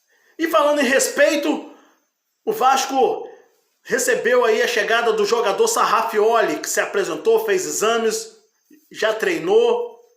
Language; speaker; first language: Portuguese; native; Portuguese